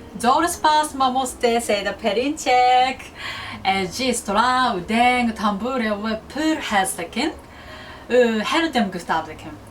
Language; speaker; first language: Kurdish; non-native, learner; Japanese